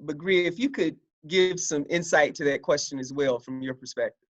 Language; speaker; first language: English; native; English